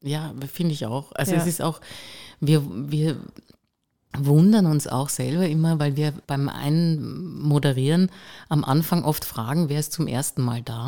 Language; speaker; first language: German; native; German